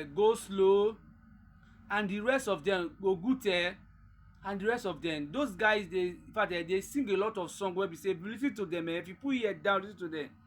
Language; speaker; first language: Nigerian Pidgin; non-native, local second language; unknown